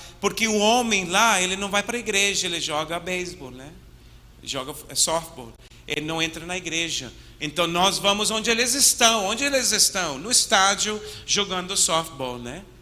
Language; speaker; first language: Portuguese; non-native, fluent; English